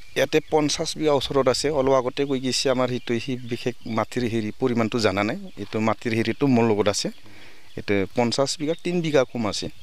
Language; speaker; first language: Assamese; non-native, local second language; Bodo